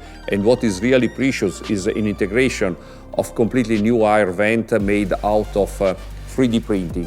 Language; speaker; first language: English; non-native, fluent; Italian